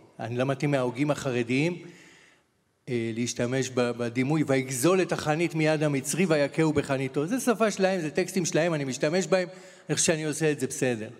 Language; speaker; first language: Hebrew; native; Hebrew